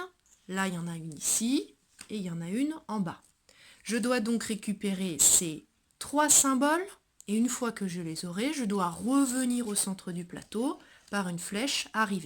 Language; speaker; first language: French; native; French